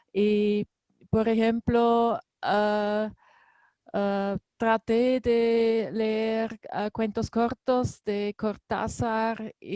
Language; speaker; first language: Spanish; non-native, learner; German